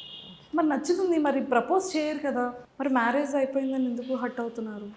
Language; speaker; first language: Telugu; native; Telugu